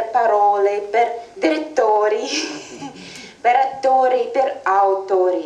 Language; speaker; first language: Italian; non-native, learner; Russian